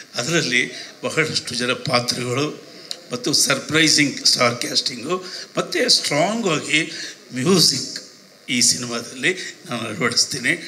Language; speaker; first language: Kannada; native; Kannada